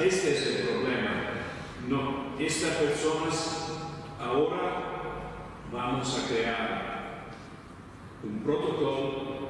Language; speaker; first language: Spanish; non-native, fluent; Italian